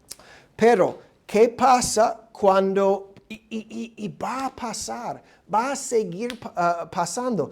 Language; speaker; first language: Spanish; non-native, fluent; English